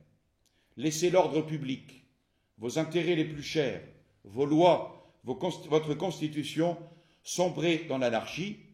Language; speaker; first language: French; native; French